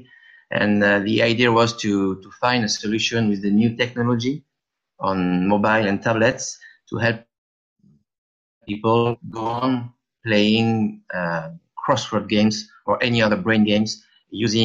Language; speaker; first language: English; non-native, fluent; French